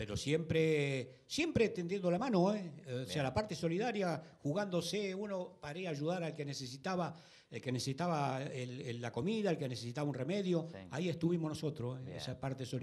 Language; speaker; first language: Spanish; native; Spanish